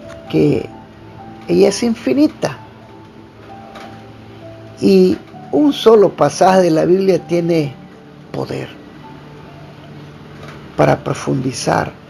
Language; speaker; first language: Spanish; native; Spanish